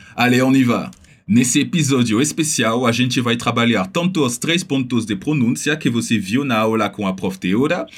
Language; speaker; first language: Portuguese; non-native, fluent; French